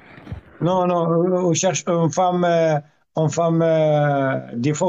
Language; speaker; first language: French; non-native, learner; Arabic